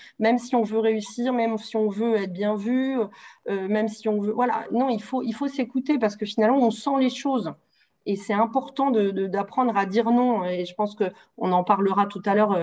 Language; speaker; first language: French; native; French